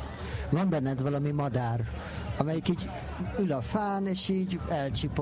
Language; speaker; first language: Hungarian; native; Hungarian